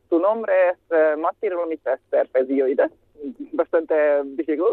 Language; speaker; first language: Spanish; non-native, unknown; Hungarian